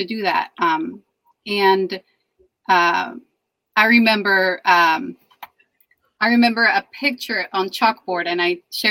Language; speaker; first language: English; early bilingual, other home language; Spanish